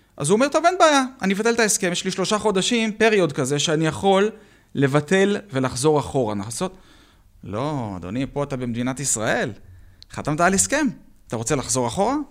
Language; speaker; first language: Hebrew; native; Hebrew